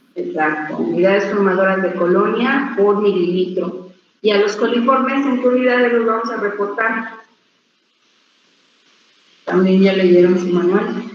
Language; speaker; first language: Spanish; native; Spanish